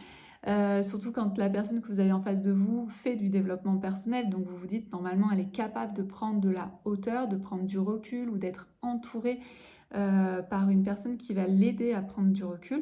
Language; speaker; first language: French; native; French